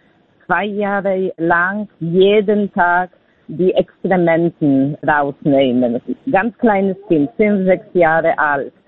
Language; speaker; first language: German; non-native, fluent; Polish